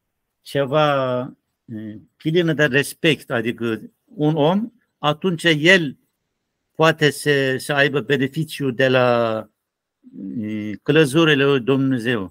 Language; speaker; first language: Romanian; non-native, learner; Turkish